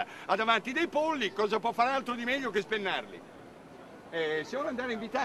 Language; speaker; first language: Italian; native; Italian